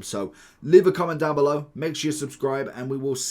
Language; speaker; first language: English; native; English